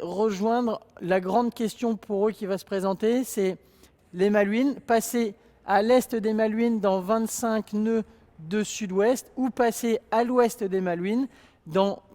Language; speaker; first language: French; native; French